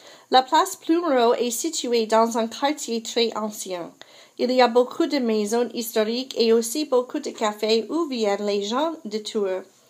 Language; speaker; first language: French; non-native, fluent; English